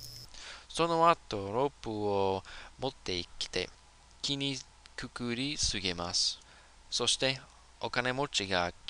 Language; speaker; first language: Japanese; non-native, learner; English